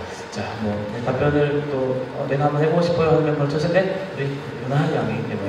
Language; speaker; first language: Korean; native; Korean